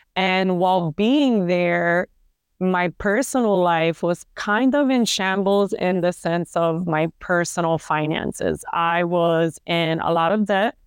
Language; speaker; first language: English; early bilingual, other home language; Spanish